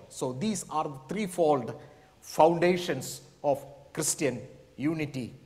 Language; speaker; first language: English; non-native, local second language; Malayalam